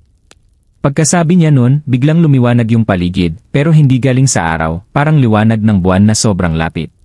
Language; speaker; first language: Filipino; native; Filipino